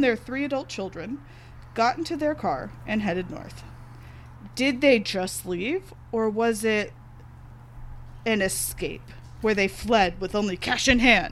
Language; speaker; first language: English; native; English